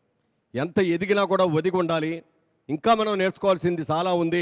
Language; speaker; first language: Telugu; native; Telugu